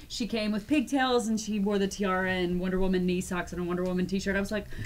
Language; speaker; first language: English; native; English